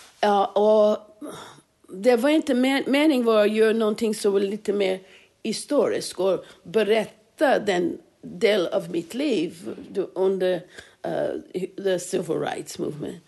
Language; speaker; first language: Swedish; non-native, fluent; English